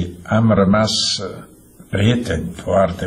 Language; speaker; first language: Romanian; non-native, fluent; Czech